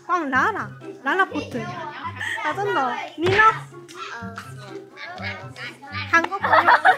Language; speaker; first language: Chinese; non-native, fluent; Korean